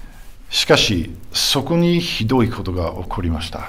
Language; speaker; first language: Japanese; non-native, fluent; English